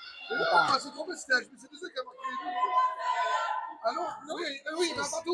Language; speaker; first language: French; native; French